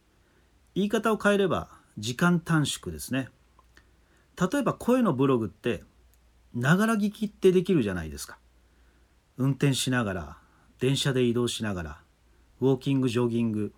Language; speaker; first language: Japanese; native; Japanese